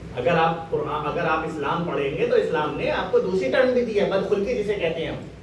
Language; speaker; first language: Urdu; native; Urdu